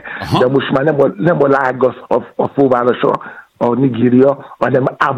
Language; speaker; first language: Hungarian; non-native, fluent; Yoruba